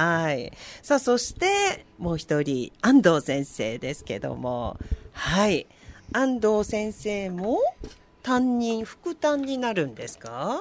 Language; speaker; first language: Japanese; native; Japanese